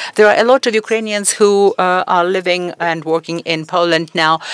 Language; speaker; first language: English; non-native, fluent; Persian